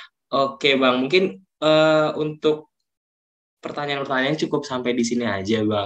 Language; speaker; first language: Indonesian; native; Indonesian